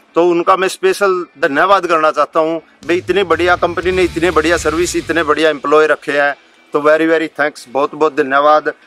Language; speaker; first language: Hindi; native; Hindi